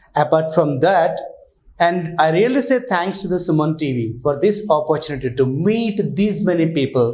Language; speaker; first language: English; non-native, local second language; Telugu